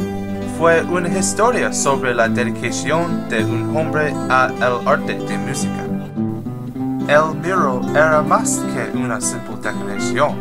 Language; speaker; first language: Spanish; non-native, learner; English